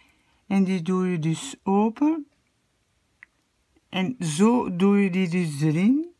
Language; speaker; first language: Dutch; native; Dutch